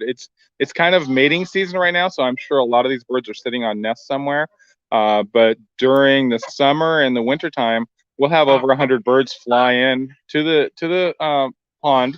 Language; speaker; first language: English; native; English